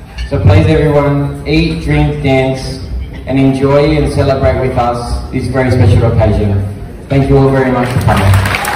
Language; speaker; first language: English; native; English